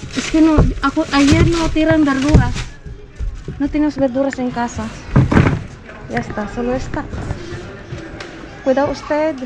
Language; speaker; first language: Spanish; non-native, learner; Filipino